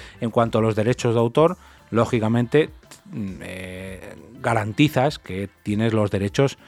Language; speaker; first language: Spanish; native; Spanish